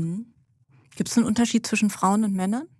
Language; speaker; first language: German; native; German